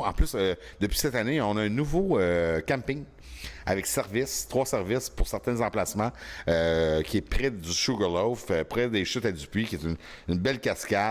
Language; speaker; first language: French; native; French